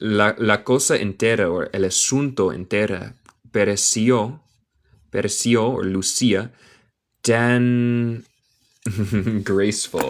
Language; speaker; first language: Spanish; non-native, learner; English